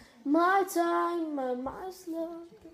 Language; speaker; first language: English; native; English